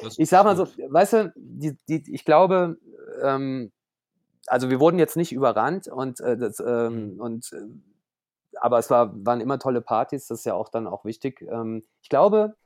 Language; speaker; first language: German; native; German